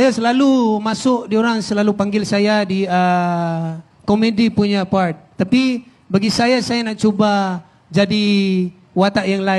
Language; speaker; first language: Indonesian; non-native, fluent; Filipino